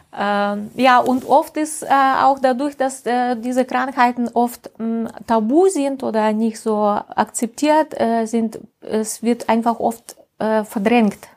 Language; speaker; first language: German; non-native, fluent; Russian